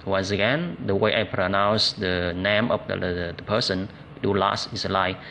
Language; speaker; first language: English; non-native, fluent; Vietnamese